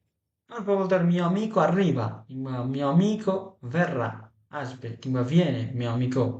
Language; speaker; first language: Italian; non-native, fluent; Bangla